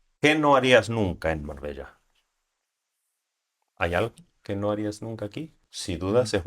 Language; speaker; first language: Spanish; native; Spanish